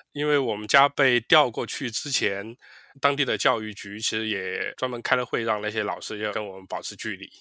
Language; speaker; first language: Chinese; native; Chinese